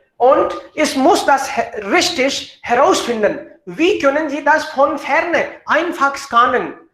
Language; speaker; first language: German; non-native, fluent; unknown